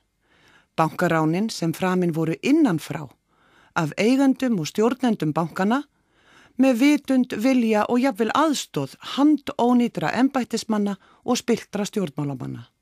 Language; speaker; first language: Icelandic; native; Icelandic